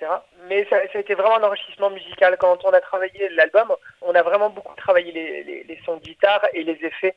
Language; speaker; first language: French; native; French